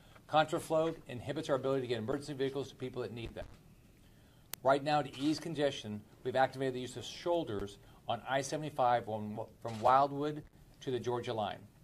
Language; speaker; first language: English; native; English